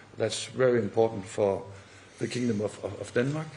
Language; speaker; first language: English; non-native, fluent; Danish